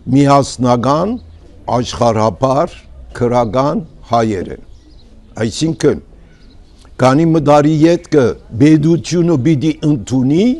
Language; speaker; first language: Armenian; early bilingual, heritage; Armenian